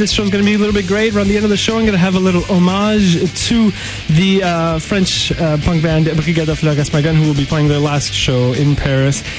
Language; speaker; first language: English; non-native, local second language; French